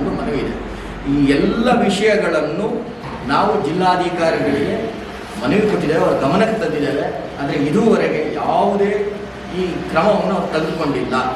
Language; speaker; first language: Kannada; native; Kannada